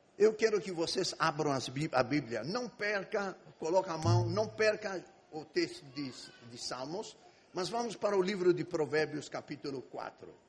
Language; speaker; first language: Portuguese; non-native, fluent; Greek